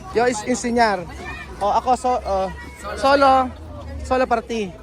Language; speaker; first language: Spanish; non-native, learner; Filipino